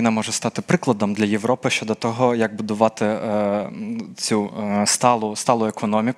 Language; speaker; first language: Polish; non-native, fluent; Ukrainian